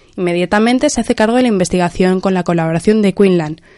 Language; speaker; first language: Spanish; non-native, local second language; Catalan